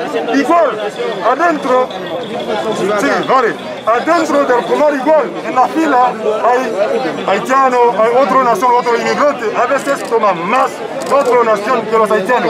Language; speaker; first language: Spanish; non-native, learner; Haitian Creole